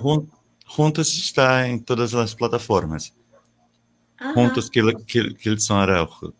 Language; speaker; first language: Spanish; non-native, learner; Portuguese